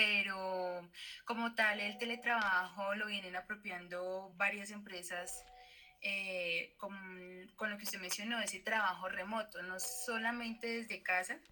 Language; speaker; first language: Spanish; native; Spanish